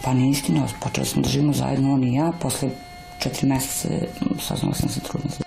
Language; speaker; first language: Bosnian; native; Bosnian